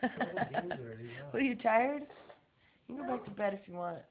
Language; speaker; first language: English; native; English